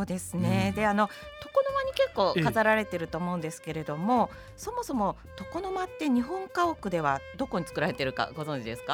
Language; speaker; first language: Japanese; native; Japanese